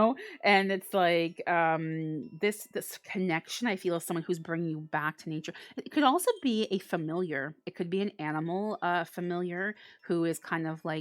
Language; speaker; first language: English; native; English